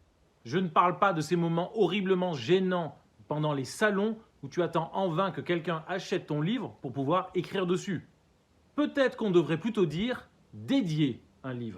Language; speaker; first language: French; native; French